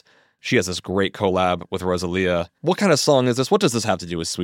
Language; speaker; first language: English; native; English